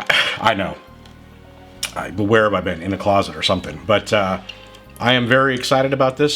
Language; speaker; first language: English; native; English